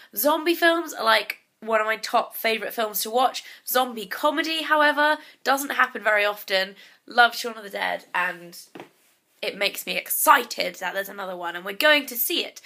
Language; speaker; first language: English; native; English